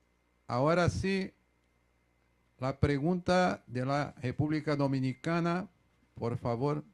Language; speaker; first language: Spanish; non-native, fluent; Portuguese